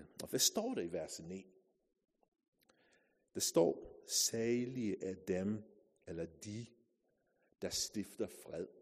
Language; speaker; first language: Danish; non-native, fluent; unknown